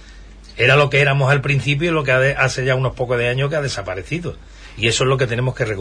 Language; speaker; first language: Spanish; native; Spanish